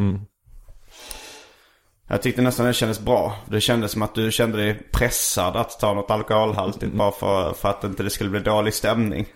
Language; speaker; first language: Swedish; native; Swedish